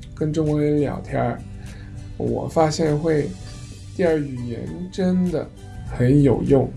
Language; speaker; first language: Chinese; non-native, fluent; Korean